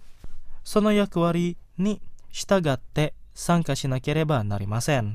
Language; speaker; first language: Japanese; non-native, fluent; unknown